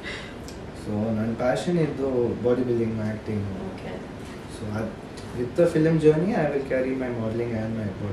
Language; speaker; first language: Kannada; early bilingual, heritage; Kannada